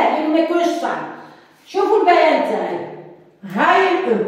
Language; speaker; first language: Arabic; native; Arabic